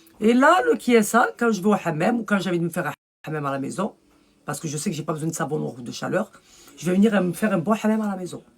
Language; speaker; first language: French; early bilingual, other home language; Arabic